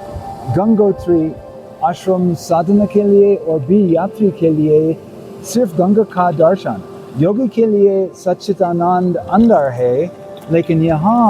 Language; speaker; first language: Hindi; non-native, learner; English